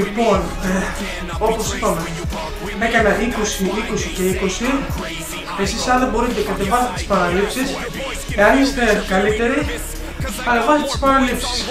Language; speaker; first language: Greek; native; Greek